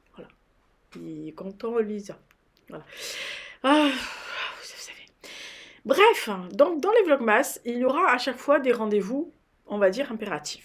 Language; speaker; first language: French; native; French